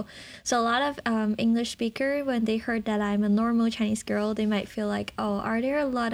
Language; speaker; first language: English; non-native, local second language; Cantonese